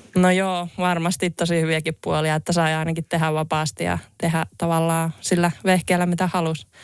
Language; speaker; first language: Finnish; native; Finnish